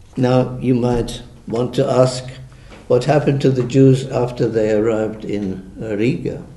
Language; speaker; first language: English; early bilingual, other home language; German